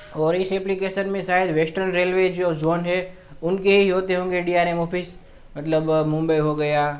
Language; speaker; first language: Hindi; non-native, local second language; Gujarati